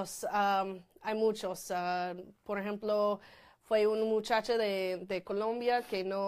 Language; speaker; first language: Spanish; non-native, fluent; English